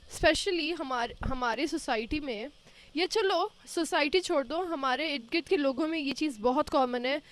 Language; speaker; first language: Urdu; native; Urdu